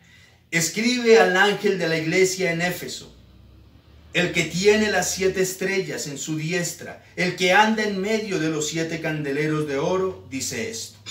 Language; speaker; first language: Spanish; native; Spanish